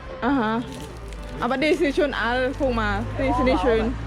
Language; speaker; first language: German; non-native, learner; Thai